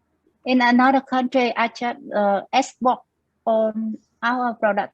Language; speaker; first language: English; non-native, learner; Vietnamese